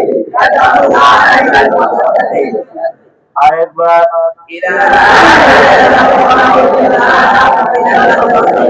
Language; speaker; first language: Arabic; non-native, fluent; Bangla